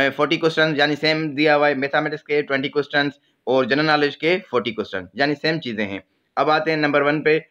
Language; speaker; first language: Urdu; non-native, local second language; Sindhi